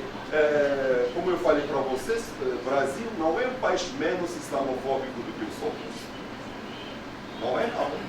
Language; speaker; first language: Portuguese; non-native, fluent; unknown